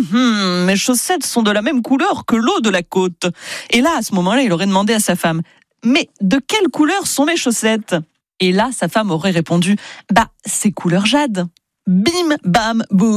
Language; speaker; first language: French; native; French